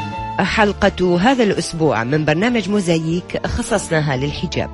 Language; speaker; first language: Arabic; native; Arabic